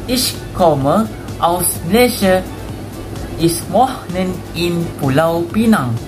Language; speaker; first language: German; non-native, learner; Malay